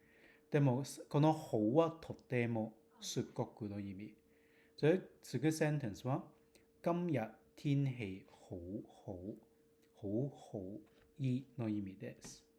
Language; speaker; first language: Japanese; non-native, fluent; Cantonese